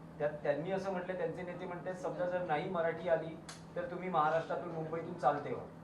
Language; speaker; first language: Marathi; native; Marathi